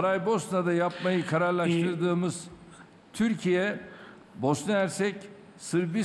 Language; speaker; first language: Turkish; native; Turkish